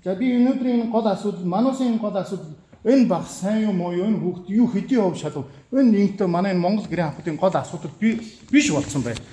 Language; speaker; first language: Mongolian; native; Mongolian